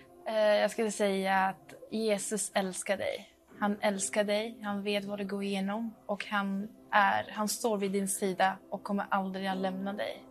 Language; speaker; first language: Swedish; early bilingual, other home language; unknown